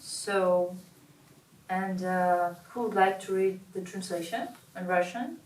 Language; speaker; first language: English; non-native, learner; Russian